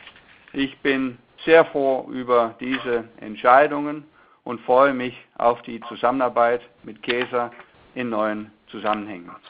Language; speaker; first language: German; non-native, fluent; Danish